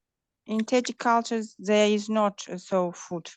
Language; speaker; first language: English; non-native, learner; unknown